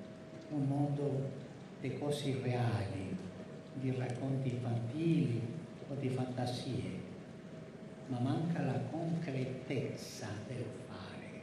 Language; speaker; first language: Italian; non-native, fluent; Spanish